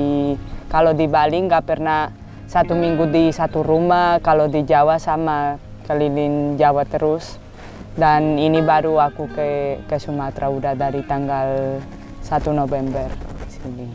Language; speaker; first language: Indonesian; non-native, fluent; Basque